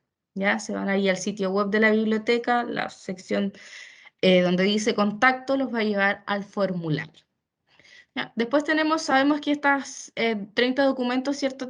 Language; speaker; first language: Spanish; native; Spanish